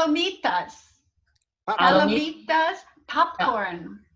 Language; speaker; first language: Spanish; non-native, learner; English